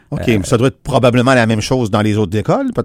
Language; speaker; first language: French; native; French